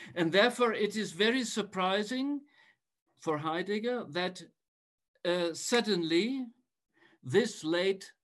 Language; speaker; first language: English; non-native, fluent; German